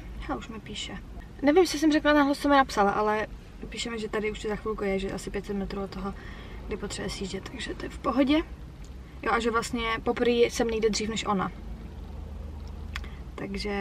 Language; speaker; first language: Czech; native; Czech